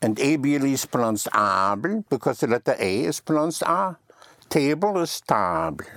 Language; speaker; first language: English; non-native, fluent; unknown